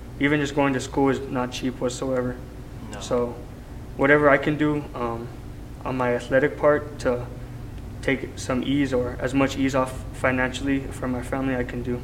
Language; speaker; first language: English; native; English